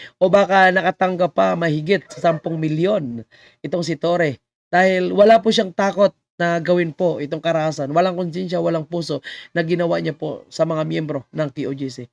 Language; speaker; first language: Filipino; native; Filipino